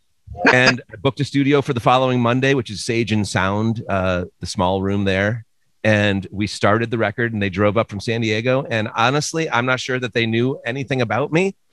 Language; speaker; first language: English; native; English